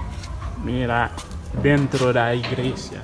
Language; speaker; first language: Spanish; non-native, learner; Haitian Creole